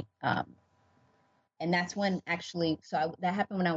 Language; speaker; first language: English; early bilingual, other home language; Oromo